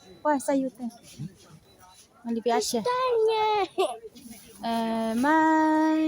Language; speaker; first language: Italian; non-native, fluent; Filipino